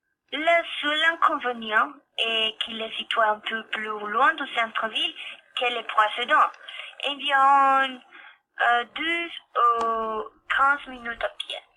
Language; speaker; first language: French; non-native, learner; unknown